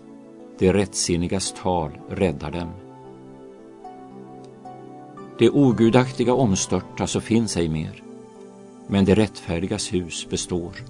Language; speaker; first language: Swedish; native; Swedish